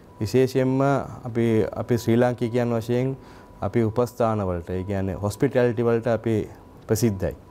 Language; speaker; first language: Sinhala; non-native, local second language; Tamil